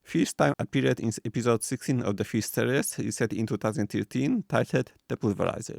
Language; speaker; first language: English; non-native, fluent; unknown